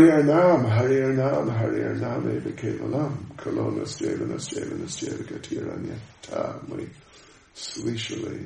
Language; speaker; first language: Russian; non-native, learner; English